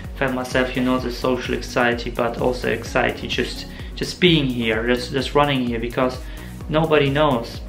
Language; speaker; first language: English; non-native, fluent; Russian